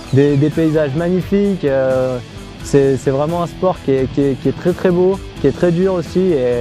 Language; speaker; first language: French; native; French